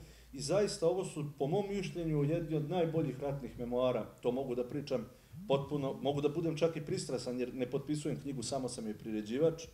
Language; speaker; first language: Serbian; native; Serbian